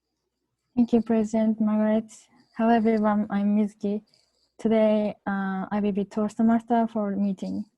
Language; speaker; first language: English; non-native, learner; Japanese